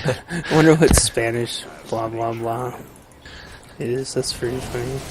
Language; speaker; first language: English; native; English